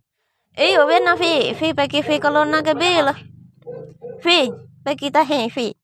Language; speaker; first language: Arabic; non-native, learner; Hmong